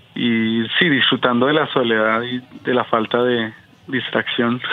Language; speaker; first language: Spanish; early bilingual, heritage; Spanish